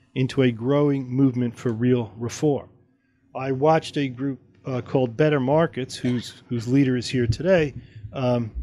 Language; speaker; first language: English; native; English